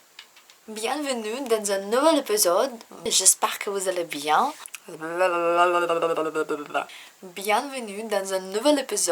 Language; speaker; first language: French; non-native, learner; Russian